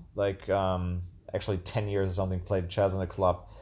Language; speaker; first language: English; non-native, fluent; German